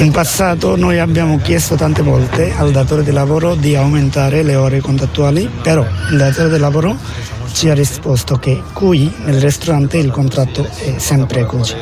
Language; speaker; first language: Italian; non-native, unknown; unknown